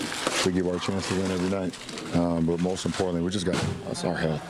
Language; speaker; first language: English; native; English